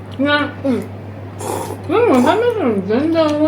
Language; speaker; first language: Japanese; native; Japanese